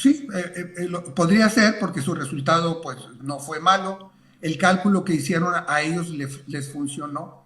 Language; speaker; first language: Spanish; native; Spanish